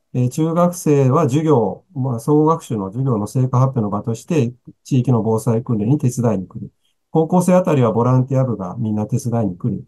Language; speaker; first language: Japanese; native; Japanese